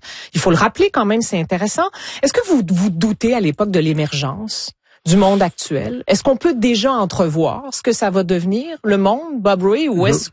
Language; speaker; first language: French; native; French